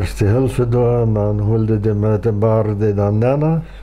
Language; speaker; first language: German; non-native, local second language; Plautdietsch